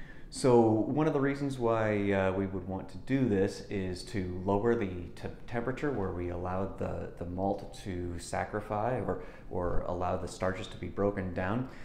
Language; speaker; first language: English; native; English